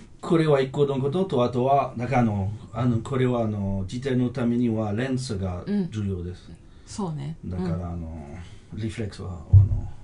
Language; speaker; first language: Japanese; non-native, fluent; French